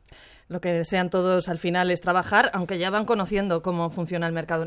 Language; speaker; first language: Spanish; native; Spanish